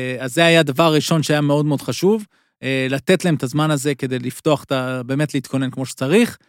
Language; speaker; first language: Hebrew; native; Hebrew